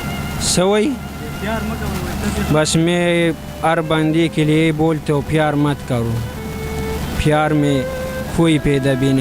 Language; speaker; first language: Hindi; non-native, local second language; Pashto